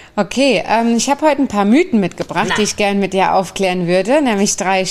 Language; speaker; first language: German; native; German